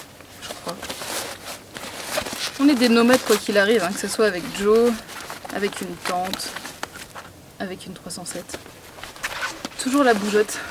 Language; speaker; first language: French; native; French